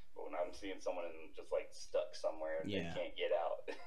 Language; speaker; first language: English; native; English